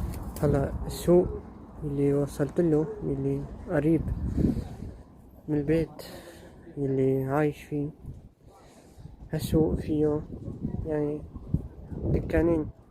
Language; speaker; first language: Arabic; native; Arabic